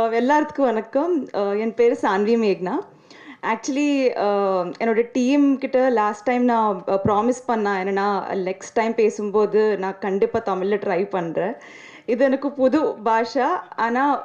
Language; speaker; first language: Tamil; non-native, learner; Telugu